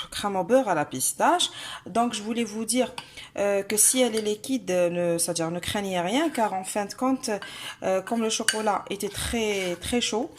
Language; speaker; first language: French; non-native, local second language; Arabic